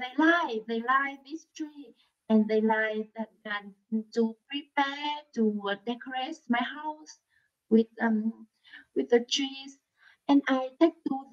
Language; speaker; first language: English; non-native, learner; Vietnamese